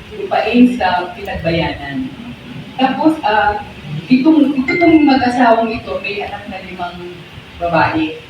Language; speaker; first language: Filipino; native; Filipino